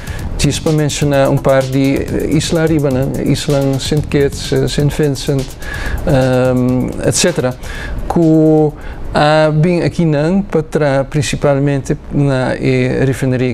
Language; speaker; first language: Dutch; non-native, local second language; Papiamento